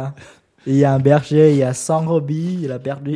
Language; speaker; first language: French; non-native, learner; Vietnamese